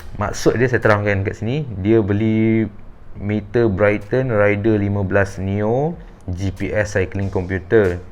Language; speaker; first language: Malay; native; Malay